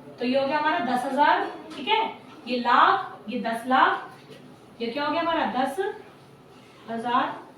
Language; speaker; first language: Hindi; native; Hindi